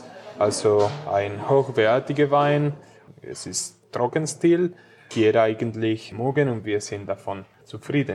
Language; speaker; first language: German; non-native, learner; Spanish